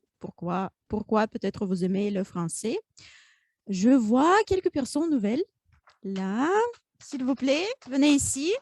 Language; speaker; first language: French; non-native, fluent; Russian